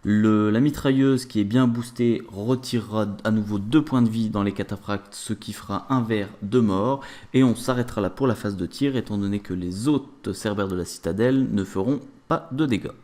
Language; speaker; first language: French; native; French